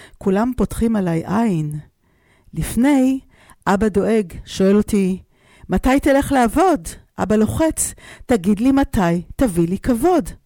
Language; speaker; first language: Hebrew; native; Hebrew